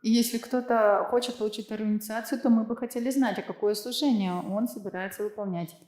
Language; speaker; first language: Russian; native; Russian